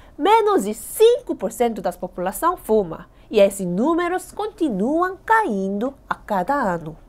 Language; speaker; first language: Portuguese; non-native, fluent; Korean